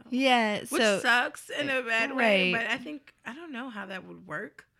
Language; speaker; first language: English; native; English